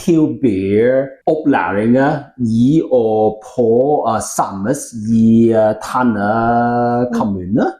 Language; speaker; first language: Norwegian; non-native, learner; Welsh